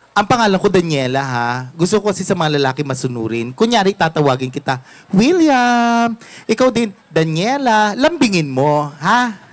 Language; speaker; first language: Filipino; non-native, local second language; Cebuano